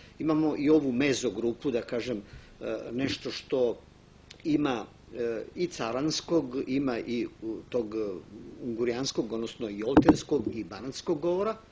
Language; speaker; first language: Bosnian; non-native, local second language; Romanian